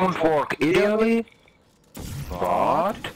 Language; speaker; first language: English; non-native, learner; German